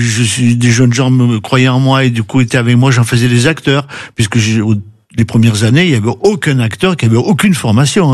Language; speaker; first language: French; native; French